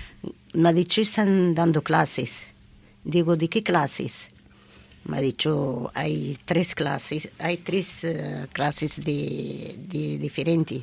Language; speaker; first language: Spanish; non-native, learner; Arabic